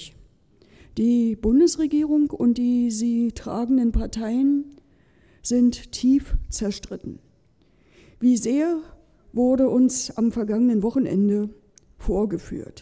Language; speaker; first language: German; native; German